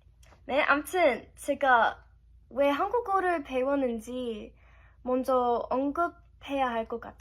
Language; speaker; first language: Korean; non-native, fluent; English